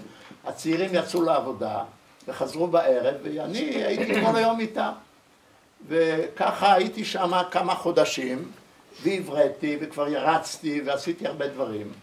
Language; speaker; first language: Hebrew; early bilingual, other home language; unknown